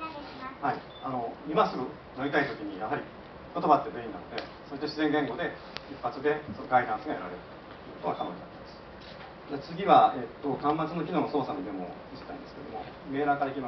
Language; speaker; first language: Japanese; native; Japanese